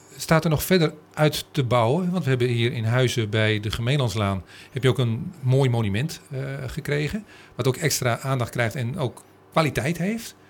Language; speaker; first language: Dutch; native; Dutch